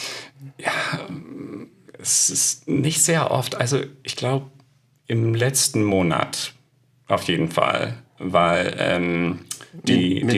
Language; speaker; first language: German; non-native, fluent; English